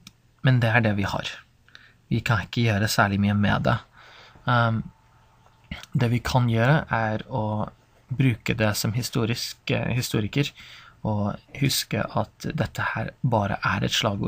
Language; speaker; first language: Norwegian; non-native, fluent; English